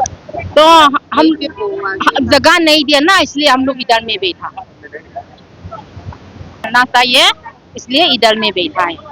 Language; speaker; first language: Hindi; non-native, local second language; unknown